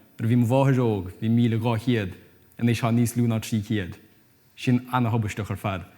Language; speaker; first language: Irish; native; Irish